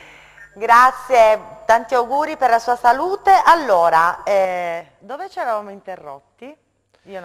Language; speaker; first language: Italian; native; Italian